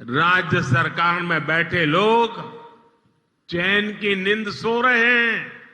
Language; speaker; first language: Hindi; non-native, local second language; Gujarati